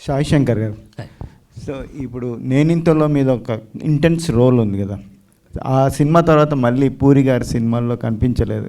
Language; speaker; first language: Telugu; native; Telugu